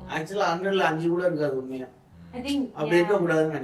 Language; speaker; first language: Tamil; native; Tamil